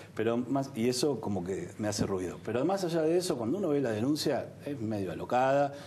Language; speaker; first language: Spanish; native; Spanish